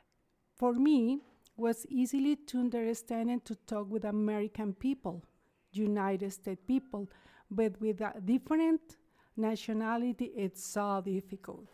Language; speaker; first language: English; non-native, learner; Spanish